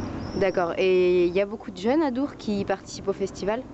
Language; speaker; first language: French; native; French